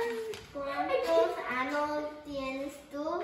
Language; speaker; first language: Spanish; non-native, learner; English